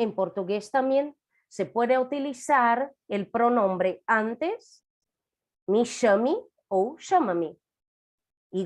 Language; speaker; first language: Spanish; non-native, fluent; Portuguese